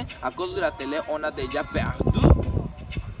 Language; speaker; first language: French; non-native, learner; Spanish